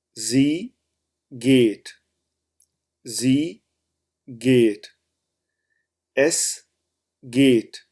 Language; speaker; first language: German; non-native, fluent; Urdu